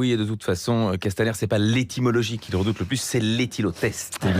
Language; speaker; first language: French; native; French